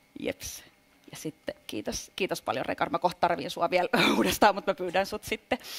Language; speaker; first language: Finnish; native; Finnish